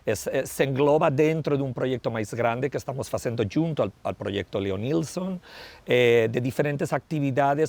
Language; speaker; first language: Portuguese; non-native, learner; Spanish